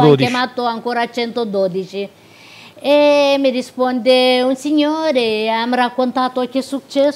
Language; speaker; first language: Italian; non-native, local second language; Romanian